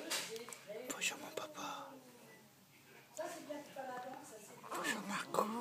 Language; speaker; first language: French; native; French